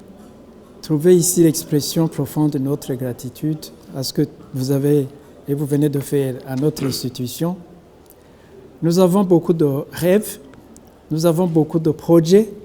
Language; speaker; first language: French; non-native, local second language; Rundi